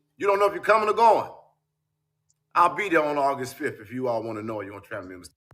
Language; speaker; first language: English; native; English